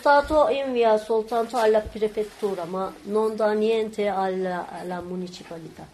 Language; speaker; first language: Italian; non-native, learner; Turkish